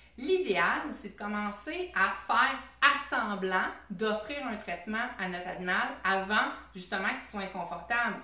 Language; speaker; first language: French; native; French